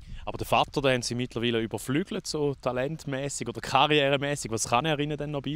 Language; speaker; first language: German; native; German